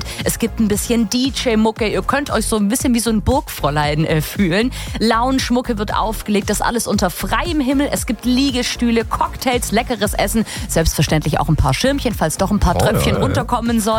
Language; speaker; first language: German; native; German